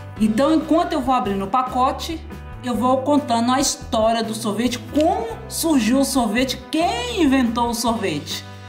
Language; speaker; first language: Portuguese; native; Portuguese